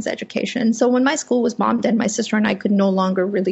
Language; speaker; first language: English; early bilingual, other home language; Persian